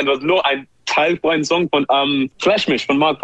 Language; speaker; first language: German; non-native, learner; English